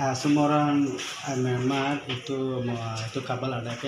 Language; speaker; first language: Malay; non-native, learner; Rohingya